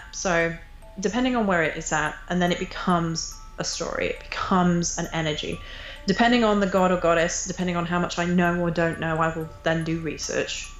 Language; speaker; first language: English; native; English